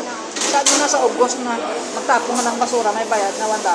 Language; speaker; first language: Filipino; non-native, local second language; Hiligaynon